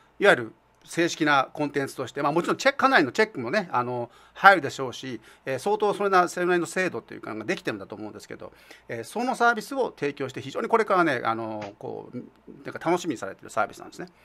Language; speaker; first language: Japanese; native; Japanese